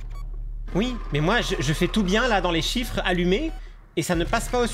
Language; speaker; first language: French; native; French